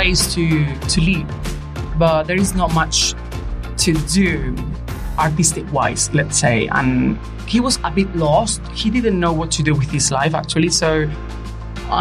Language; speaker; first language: English; non-native, fluent; Spanish